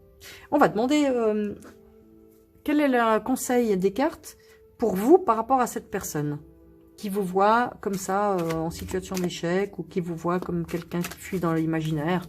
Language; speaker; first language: French; native; French